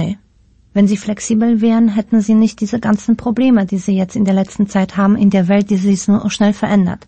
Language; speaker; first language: German; early bilingual, other home language; Polish